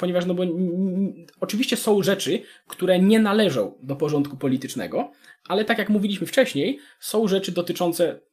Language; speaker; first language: Polish; native; Polish